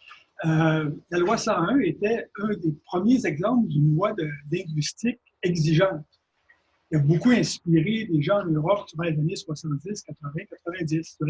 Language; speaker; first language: French; native; French